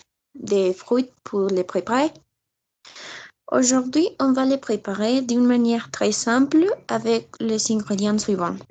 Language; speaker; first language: French; non-native, learner; Spanish